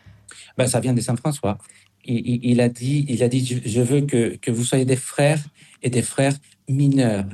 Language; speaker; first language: French; non-native, fluent; Spanish